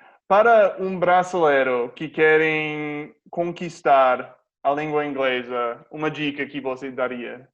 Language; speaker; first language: Portuguese; non-native, fluent; English